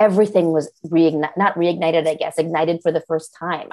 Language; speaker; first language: English; native; English